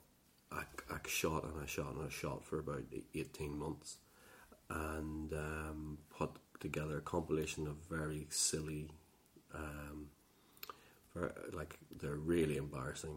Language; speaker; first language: English; native; English